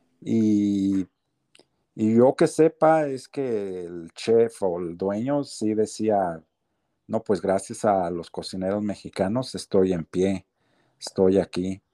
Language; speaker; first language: Spanish; native; Spanish